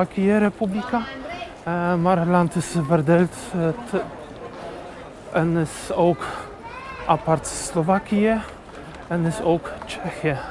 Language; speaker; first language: Dutch; non-native, learner; Polish